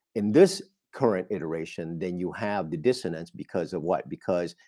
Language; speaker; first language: English; non-native, fluent; Vietnamese